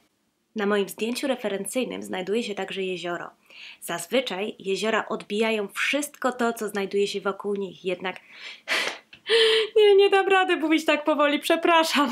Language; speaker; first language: Polish; native; Polish